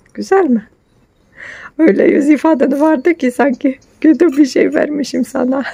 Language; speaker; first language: Turkish; non-native, fluent; Polish